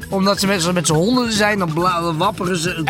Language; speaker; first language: Dutch; native; Dutch